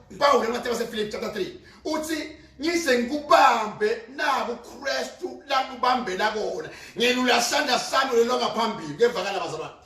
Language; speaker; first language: Zulu; non-native, local second language; Swati